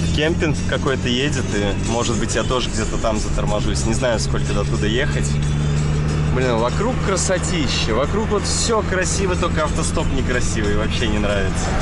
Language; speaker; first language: Russian; native; Russian